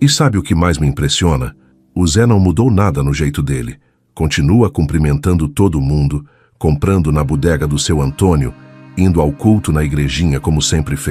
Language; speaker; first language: Portuguese; native; Portuguese